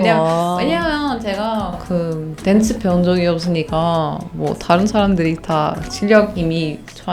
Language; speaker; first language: Korean; non-native, fluent; Portuguese